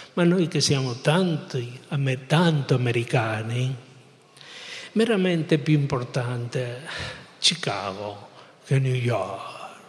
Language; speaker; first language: Italian; non-native, fluent; Spanish